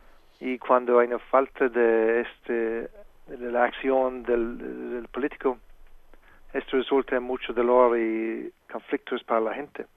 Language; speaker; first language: Spanish; non-native, fluent; English